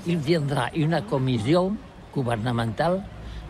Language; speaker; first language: French; non-native, learner; Catalan